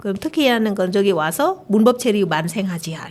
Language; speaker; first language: Korean; non-native, learner; Vietnamese